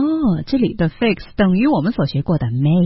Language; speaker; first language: Chinese; native; Chinese